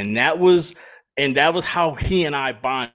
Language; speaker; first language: English; native; English